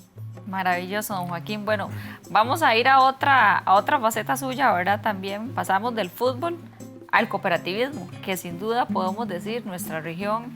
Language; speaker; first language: Spanish; native; Spanish